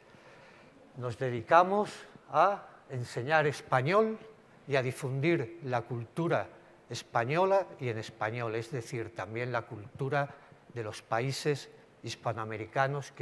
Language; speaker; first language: Spanish; native; Spanish